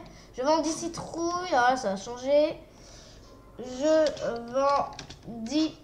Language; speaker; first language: French; native; French